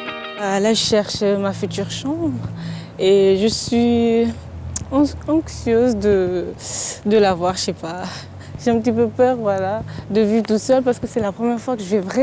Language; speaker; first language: French; non-native, local second language; Comorian